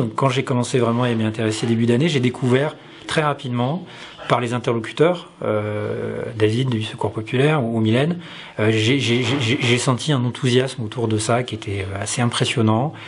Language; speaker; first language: French; native; French